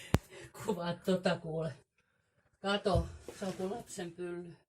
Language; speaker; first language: Finnish; native; Finnish